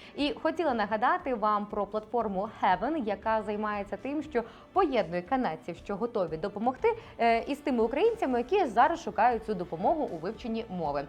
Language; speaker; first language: Ukrainian; native; Ukrainian